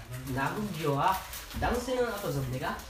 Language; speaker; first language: Korean; non-native, learner; Filipino